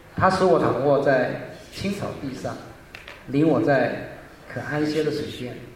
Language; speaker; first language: Chinese; non-native, local second language; Hakka Chinese